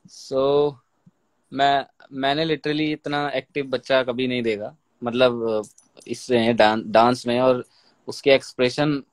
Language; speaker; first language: Hindi; native; Hindi